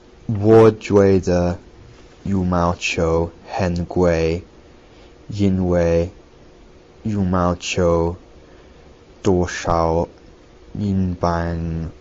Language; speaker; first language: Chinese; non-native, learner; English